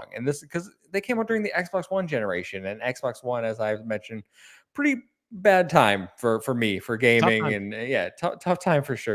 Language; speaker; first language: English; native; English